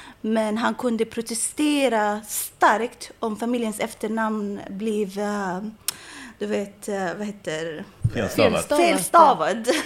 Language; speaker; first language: Swedish; non-native, fluent; Arabic